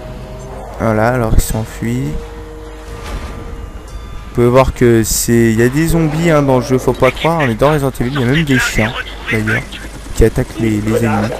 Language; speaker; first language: French; native; French